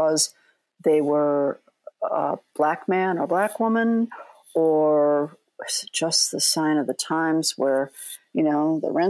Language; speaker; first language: English; native; English